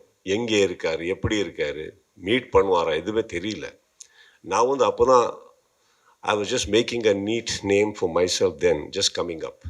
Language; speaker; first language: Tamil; non-native, learner; Kannada